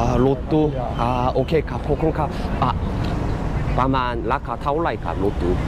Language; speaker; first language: Thai; non-native, learner; Korean